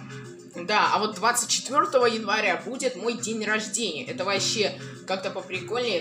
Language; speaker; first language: Russian; native; Russian